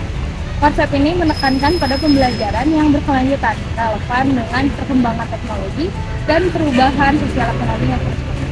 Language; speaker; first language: Indonesian; native; Indonesian